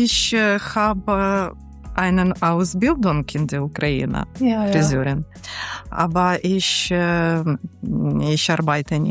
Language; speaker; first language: German; non-native, learner; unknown